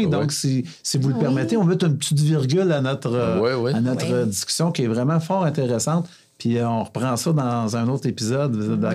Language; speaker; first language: French; native; French